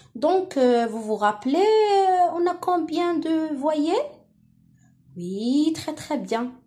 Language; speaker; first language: French; non-native, local second language; Arabic